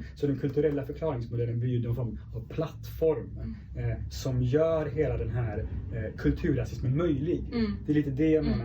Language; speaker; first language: Swedish; early bilingual, other home language; Persian